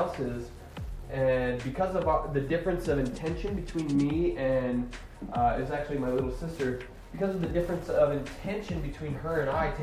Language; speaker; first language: English; native; English